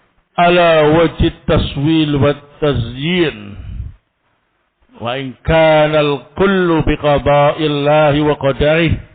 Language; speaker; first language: Arabic; non-native, fluent; Indonesian